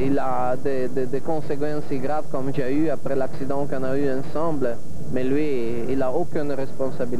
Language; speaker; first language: French; non-native, fluent; Italian